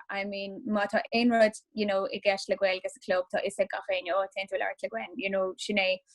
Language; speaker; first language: Irish; non-native, local second language; English